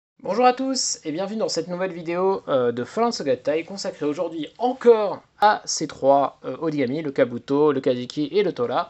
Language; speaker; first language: French; native; French